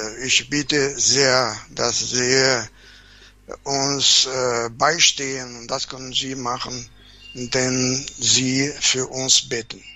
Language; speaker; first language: German; non-native, fluent; Portuguese